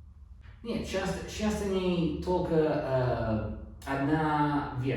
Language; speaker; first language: Russian; non-native, learner; English